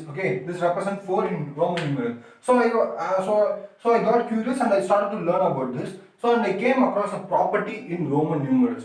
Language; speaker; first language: English; non-native, local second language; Tamil